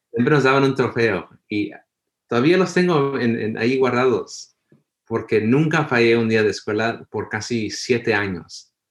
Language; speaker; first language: Spanish; early bilingual, heritage; Spanish